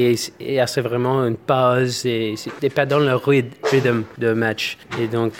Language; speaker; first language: French; non-native, learner; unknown